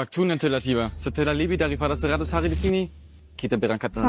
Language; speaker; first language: Indonesian; non-native, learner; German